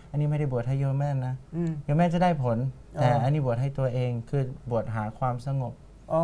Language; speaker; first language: Thai; non-native, fluent; English